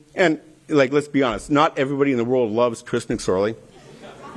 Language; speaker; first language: English; native; English